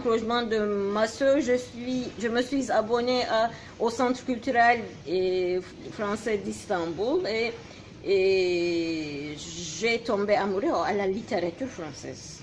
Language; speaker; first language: French; non-native, fluent; Turkish